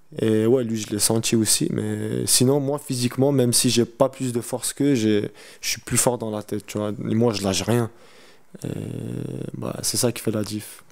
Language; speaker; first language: French; early bilingual, other home language; Chechen